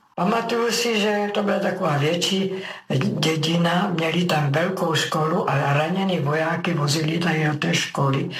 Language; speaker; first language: Czech; native; Czech